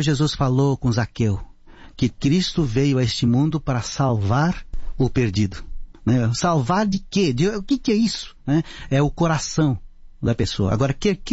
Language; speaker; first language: Portuguese; non-native, local second language; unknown